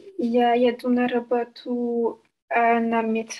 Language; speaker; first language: Russian; non-native, learner; French